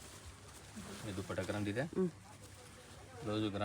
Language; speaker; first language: Kannada; non-native, local second language; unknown